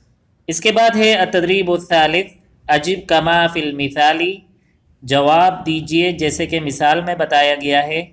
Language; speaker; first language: Urdu; native; Urdu